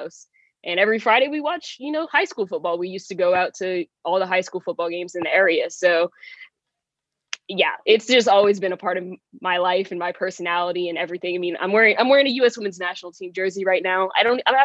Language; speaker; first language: English; native; English